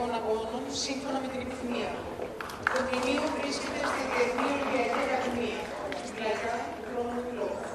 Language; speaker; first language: Greek; native; Greek